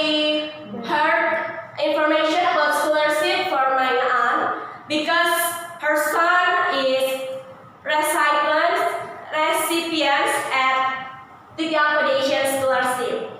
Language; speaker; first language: English; non-native, learner; Indonesian